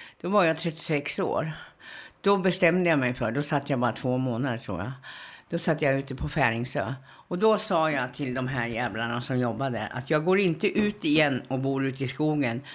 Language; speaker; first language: Swedish; native; Swedish